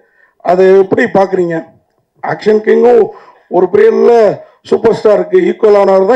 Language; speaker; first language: Tamil; native; Tamil